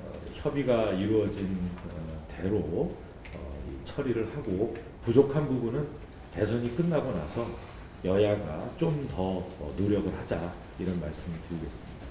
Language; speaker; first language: Korean; native; Korean